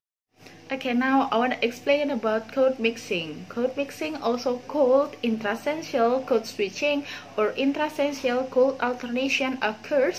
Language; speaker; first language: English; non-native, learner; Indonesian